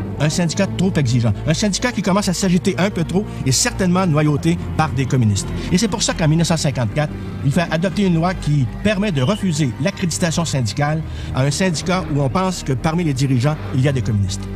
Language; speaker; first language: French; native; French